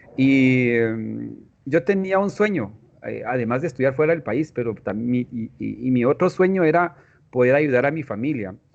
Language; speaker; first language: Spanish; non-native, local second language; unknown